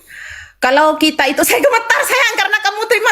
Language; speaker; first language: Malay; non-native, local second language; Madurese